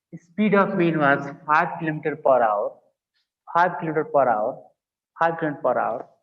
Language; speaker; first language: English; non-native, local second language; Nepali